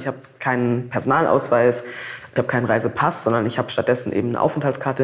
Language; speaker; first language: German; early bilingual, other home language; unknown